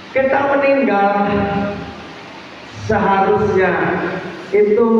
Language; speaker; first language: Indonesian; native; Indonesian